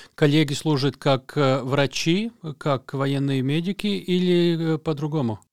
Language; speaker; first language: Russian; non-native, local second language; Latvian